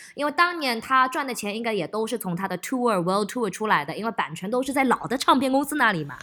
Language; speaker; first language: Chinese; early bilingual, heritage; Chinese